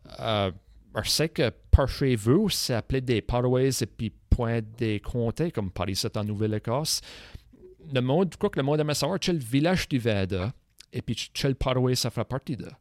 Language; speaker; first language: French; non-native, local second language; English